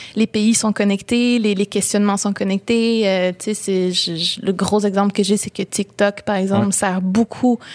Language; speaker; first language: French; native; French